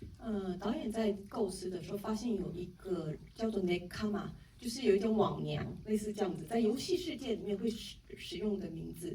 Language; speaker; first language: Chinese; native; Chinese